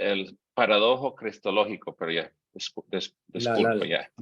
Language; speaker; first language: Spanish; non-native, fluent; English